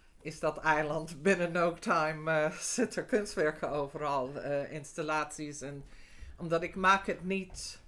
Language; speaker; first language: Dutch; non-native, fluent; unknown